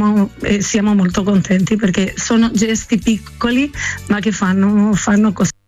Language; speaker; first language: Italian; non-native, fluent; Spanish